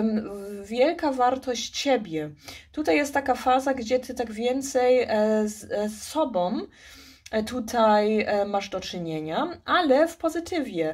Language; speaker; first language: Polish; early bilingual, heritage; Polish